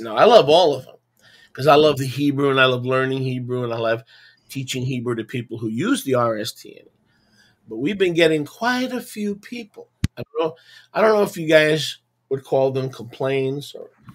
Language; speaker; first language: English; native; English